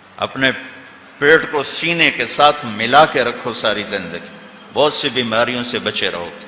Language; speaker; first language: Urdu; non-native, local second language; Punjabi